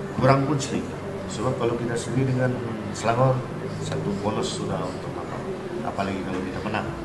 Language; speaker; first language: Malay; native; Malay